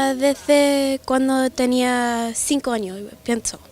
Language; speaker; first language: Spanish; non-native, learner; English